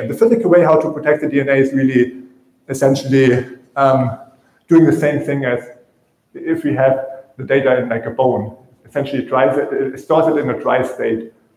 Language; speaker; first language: English; non-native, fluent; German